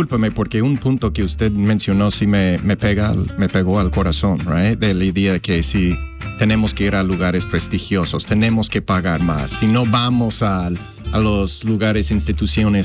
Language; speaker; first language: Spanish; non-native, fluent; English